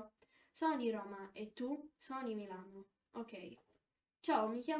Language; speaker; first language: Italian; non-native, fluent; Polish